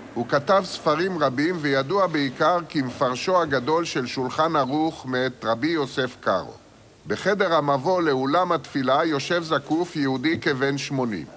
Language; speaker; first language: Hebrew; native; Hebrew